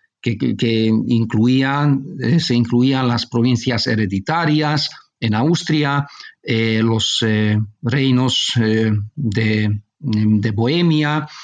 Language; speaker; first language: Spanish; non-native, fluent; Hungarian